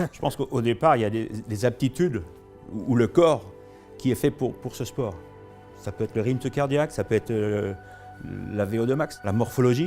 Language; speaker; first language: French; native; French